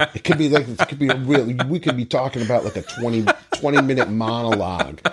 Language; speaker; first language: English; native; English